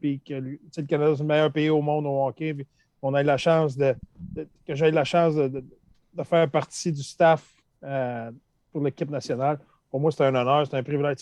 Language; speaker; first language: French; native; French